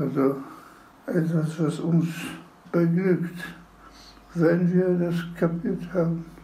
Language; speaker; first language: German; non-native, fluent; Polish